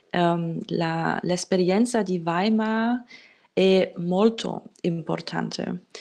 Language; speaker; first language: Italian; non-native, fluent; German